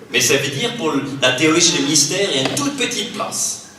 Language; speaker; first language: French; non-native, fluent; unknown